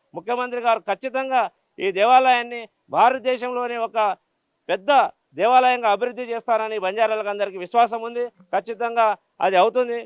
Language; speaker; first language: Telugu; non-native, local second language; Lambadi